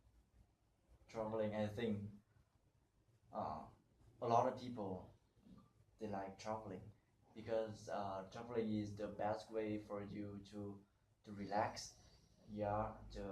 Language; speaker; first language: English; non-native, learner; Vietnamese